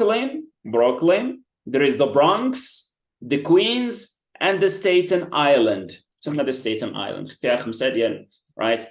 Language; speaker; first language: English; non-native, fluent; Arabic